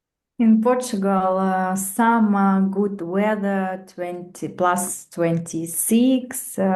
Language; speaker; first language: English; non-native, learner; Russian